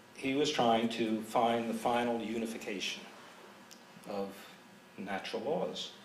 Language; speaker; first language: English; native; English